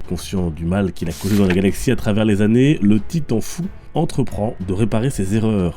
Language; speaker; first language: French; native; French